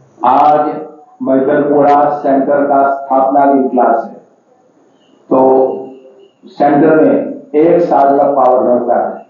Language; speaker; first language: Hindi; non-native, local second language; Gujarati